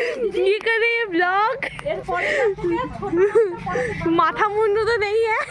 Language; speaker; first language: Hindi; non-native, local second language; Bangla